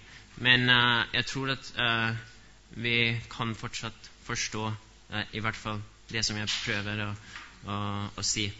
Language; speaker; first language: Norwegian; non-native, fluent; English